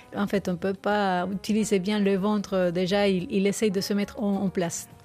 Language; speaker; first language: French; non-native, fluent; Spanish